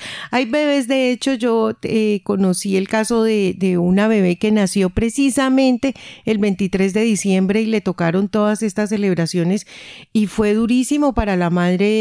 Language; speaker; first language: Spanish; native; Spanish